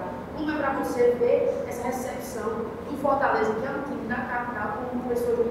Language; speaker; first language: Portuguese; native; Portuguese